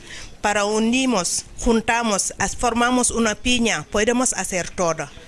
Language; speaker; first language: Spanish; non-native, learner; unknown